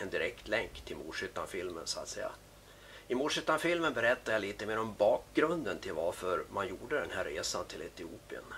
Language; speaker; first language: Swedish; native; Swedish